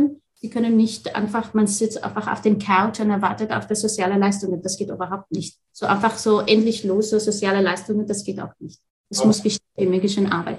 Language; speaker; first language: German; non-native, fluent; Arabic